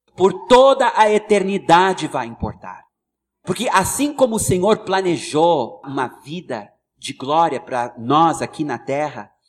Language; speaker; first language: Portuguese; non-native, fluent; English